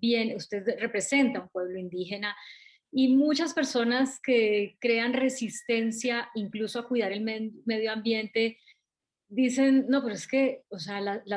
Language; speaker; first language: Spanish; native; Spanish